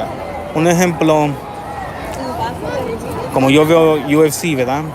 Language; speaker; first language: Spanish; early bilingual, heritage; Spanish